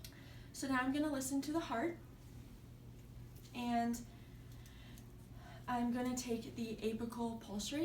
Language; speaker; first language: English; native; English